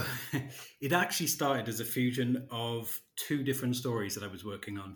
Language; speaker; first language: English; native; English